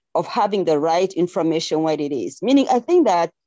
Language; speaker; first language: English; non-native, fluent; French